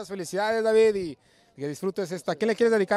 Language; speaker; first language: Spanish; native; Spanish